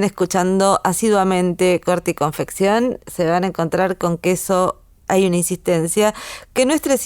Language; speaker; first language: Spanish; native; Spanish